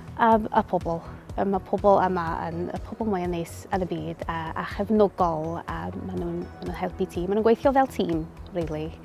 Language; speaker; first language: Welsh; non-native, local second language; English